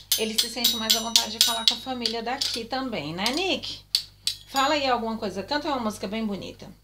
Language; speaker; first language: Portuguese; native; Portuguese